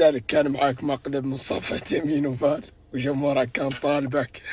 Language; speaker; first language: Arabic; native; Arabic